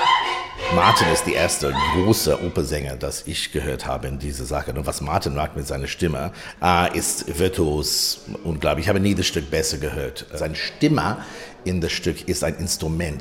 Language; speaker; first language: German; non-native, fluent; English